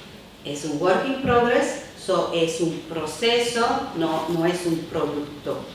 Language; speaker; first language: Spanish; non-native, fluent; Italian